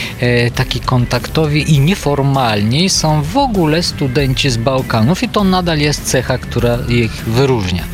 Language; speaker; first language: Polish; non-native, fluent; Bulgarian